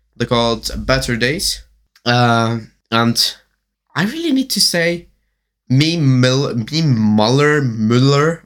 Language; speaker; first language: English; non-native, learner; German